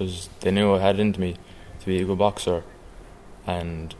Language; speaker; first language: English; native; English